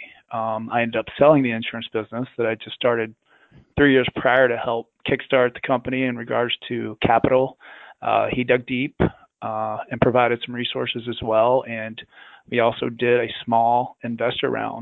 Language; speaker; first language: English; native; English